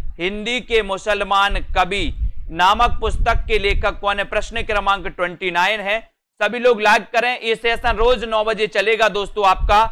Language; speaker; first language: Hindi; native; Hindi